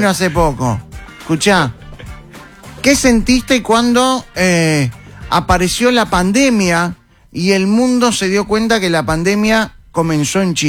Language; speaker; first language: Spanish; native; Spanish